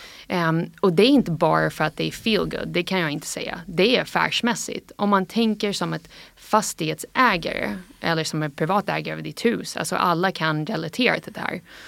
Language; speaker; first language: Swedish; non-native, fluent; English